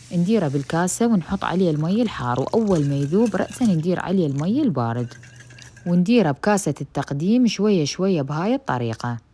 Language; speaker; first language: Arabic; native; Arabic